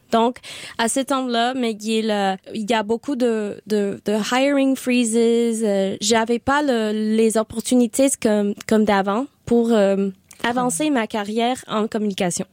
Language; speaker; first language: French; non-native, local second language; Spanish